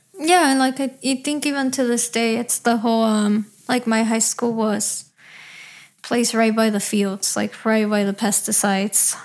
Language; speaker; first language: English; early bilingual, other home language; Spanish